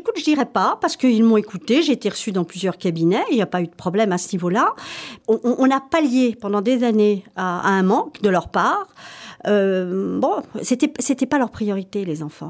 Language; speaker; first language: French; native; French